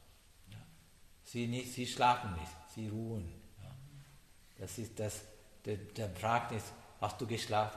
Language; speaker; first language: German; non-native, learner; Sinhala